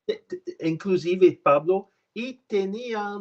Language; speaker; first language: Spanish; non-native, learner; French